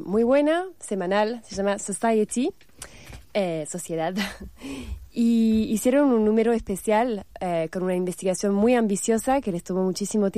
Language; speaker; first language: Spanish; non-native, fluent; French